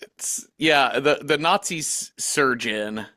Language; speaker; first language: English; native; English